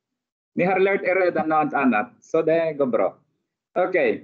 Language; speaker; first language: Swedish; non-native, fluent; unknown